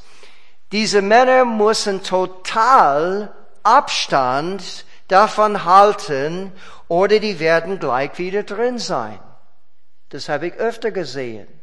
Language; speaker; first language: German; non-native, fluent; English